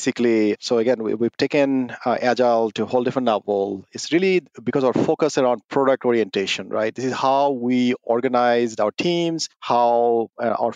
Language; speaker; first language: English; non-native, local second language; Bangla